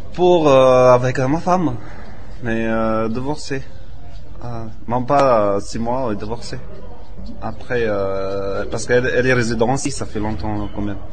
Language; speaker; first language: French; non-native, learner; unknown